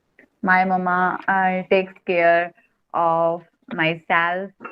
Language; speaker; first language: English; non-native, learner; Hindi